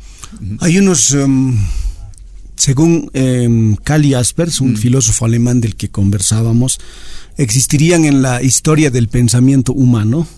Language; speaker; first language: Spanish; native; Spanish